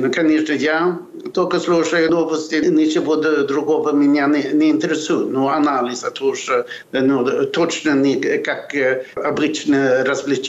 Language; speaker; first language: Russian; non-native, fluent; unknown